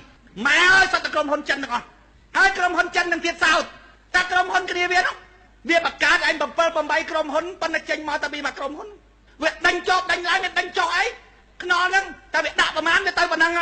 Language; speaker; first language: Khmer; native; Khmer